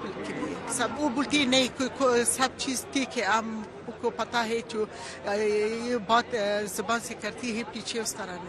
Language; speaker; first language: Hindi; non-native, learner; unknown